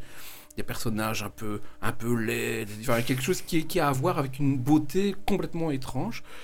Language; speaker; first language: French; native; French